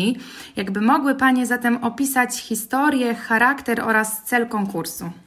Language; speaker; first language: Polish; native; Polish